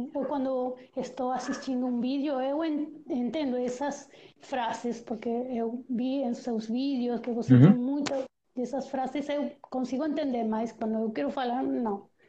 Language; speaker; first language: Portuguese; non-native, learner; Spanish